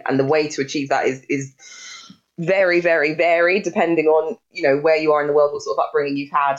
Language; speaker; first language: English; native; English